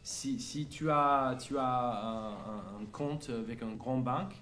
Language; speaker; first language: French; non-native, fluent; English